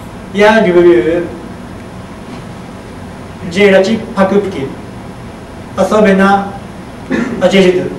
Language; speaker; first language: Russian; non-native, learner; Japanese